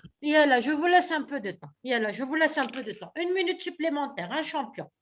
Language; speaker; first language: French; native; French